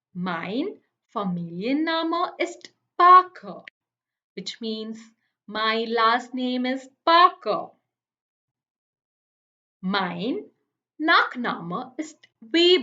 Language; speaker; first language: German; non-native, fluent; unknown